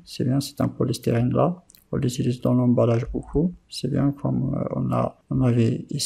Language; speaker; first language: French; non-native, local second language; Arabic